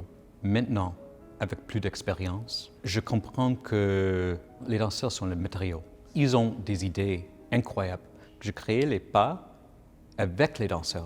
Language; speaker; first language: French; non-native, local second language; English